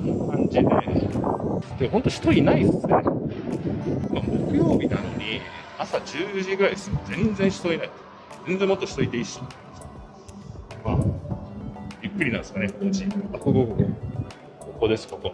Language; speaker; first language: Japanese; native; Japanese